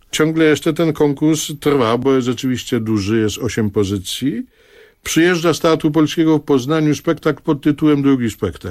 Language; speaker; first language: Polish; native; Polish